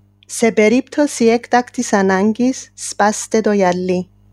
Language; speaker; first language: Greek; non-native, local second language; Armenian